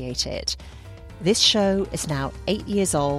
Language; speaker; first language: English; native; English